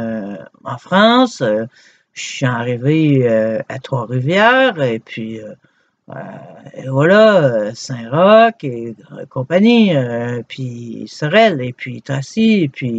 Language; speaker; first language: French; native; French